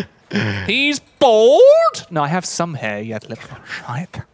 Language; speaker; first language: English; native; English